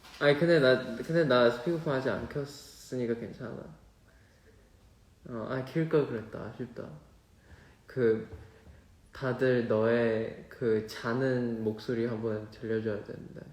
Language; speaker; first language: Korean; non-native, fluent; Chinese